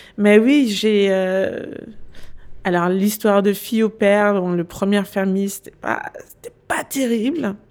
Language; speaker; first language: French; non-native, fluent; Danish